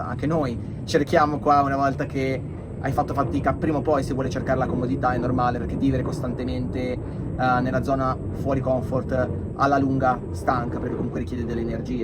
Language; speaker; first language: Italian; native; Italian